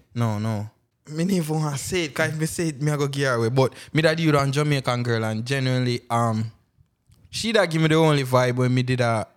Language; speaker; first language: English; non-native, local second language; Jamaican Creole English